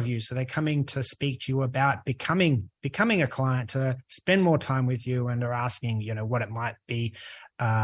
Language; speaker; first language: English; native; English